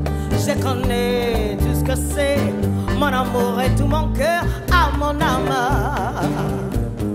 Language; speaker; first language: French; non-native, fluent; English